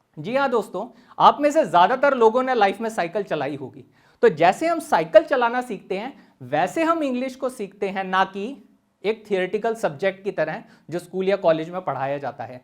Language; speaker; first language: Hindi; native; Hindi